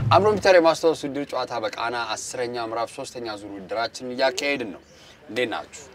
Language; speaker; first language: Amharic; native; Amharic